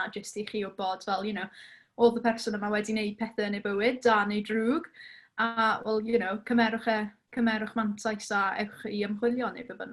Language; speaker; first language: Welsh; non-native, local second language; English